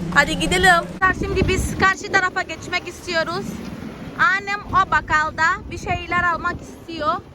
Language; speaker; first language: Turkish; non-native, fluent; Portuguese